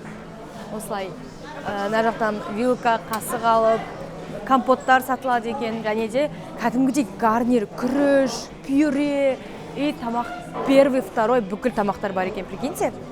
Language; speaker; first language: Kazakh; native; Kazakh